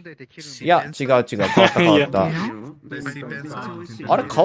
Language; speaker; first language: Japanese; native; Japanese